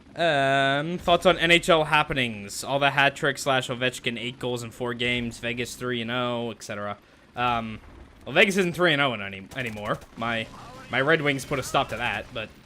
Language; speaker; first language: English; native; English